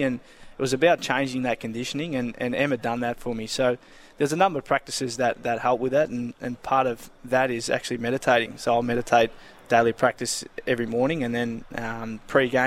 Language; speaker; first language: English; native; English